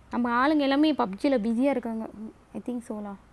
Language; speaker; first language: Tamil; early bilingual, heritage; Tamil